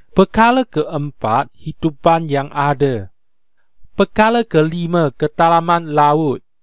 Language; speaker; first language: Malay; non-native, local second language; Chinese